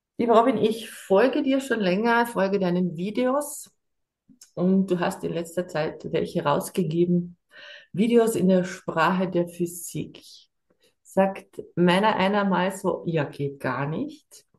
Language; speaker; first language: German; native; German